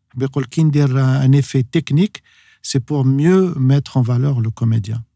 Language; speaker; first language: French; non-native, local second language; Arabic